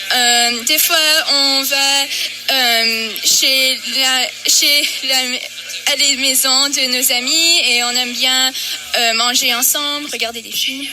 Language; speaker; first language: French; non-native, fluent; English